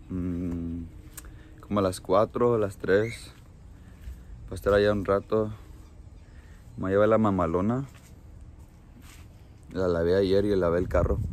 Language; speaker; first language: Spanish; early bilingual, heritage; Spanish